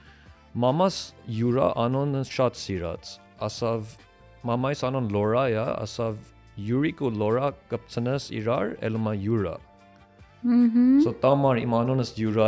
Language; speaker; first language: Armenian; early bilingual, heritage; Armenian